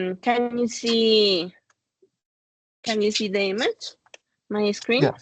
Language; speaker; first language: English; non-native, fluent; Spanish